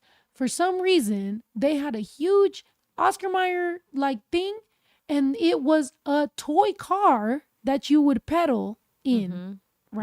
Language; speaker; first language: English; early bilingual, other home language; Spanish